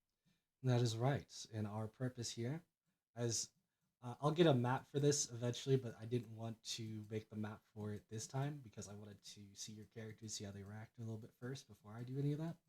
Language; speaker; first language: English; native; English